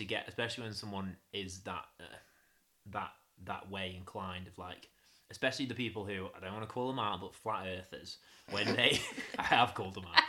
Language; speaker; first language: English; native; English